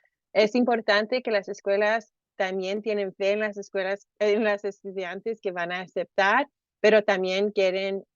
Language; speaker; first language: Spanish; early bilingual, heritage; Spanish